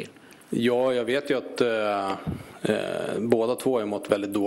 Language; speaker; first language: Swedish; native; Swedish